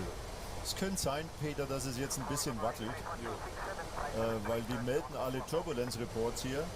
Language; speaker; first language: German; native; German